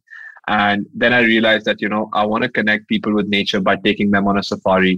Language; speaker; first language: English; non-native, local second language; Hindi